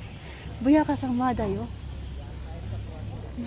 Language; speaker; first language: Japanese; non-native, learner; Filipino